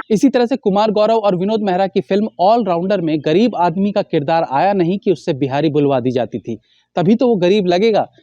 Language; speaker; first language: Hindi; native; Hindi